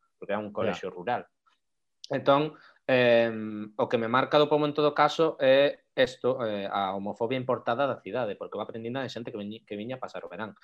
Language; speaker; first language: Galician; non-native, local second language; Spanish